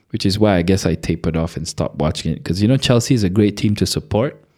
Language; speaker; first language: English; non-native, local second language; Malay